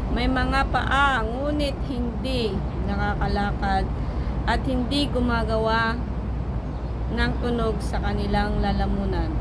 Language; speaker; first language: Filipino; non-native, local second language; Iloko